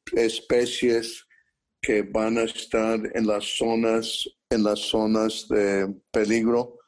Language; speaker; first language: Spanish; early bilingual, heritage; Spanish